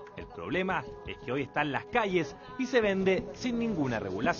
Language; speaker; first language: Spanish; native; Spanish